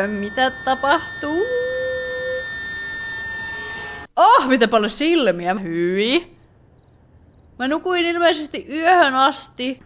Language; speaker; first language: Finnish; native; Finnish